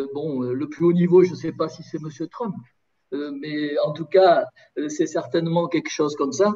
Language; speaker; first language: French; native; French